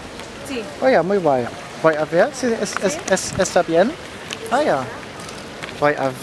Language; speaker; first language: Spanish; non-native, learner; German